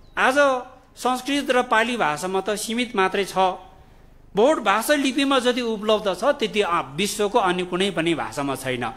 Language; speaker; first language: Nepali; non-native, local second language; Gurung